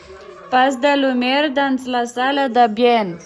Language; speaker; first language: French; non-native, learner; Lithuanian